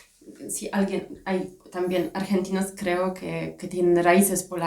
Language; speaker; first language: Spanish; non-native, fluent; Polish